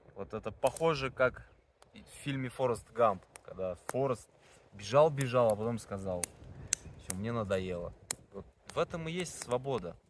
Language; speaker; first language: Russian; native; Russian